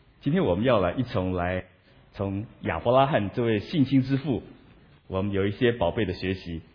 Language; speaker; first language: Chinese; non-native, local second language; Min Nan Chinese